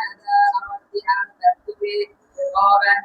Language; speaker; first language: Arabic; non-native, learner; Bangla